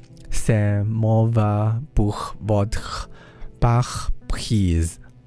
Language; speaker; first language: French; non-native, learner; Chinese